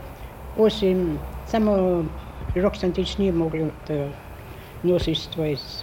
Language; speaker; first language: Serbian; non-native, learner; German